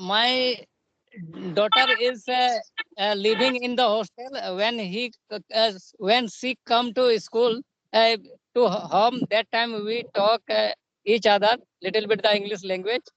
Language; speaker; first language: English; non-native, learner; Santali